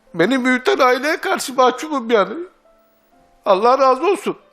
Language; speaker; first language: Turkish; native; Turkish